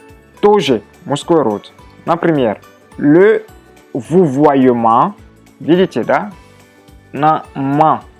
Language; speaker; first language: Russian; non-native, fluent; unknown